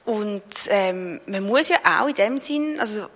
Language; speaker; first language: German; native; German